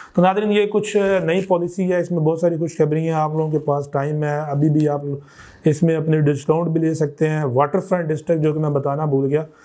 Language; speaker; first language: Urdu; non-native, local second language; Punjabi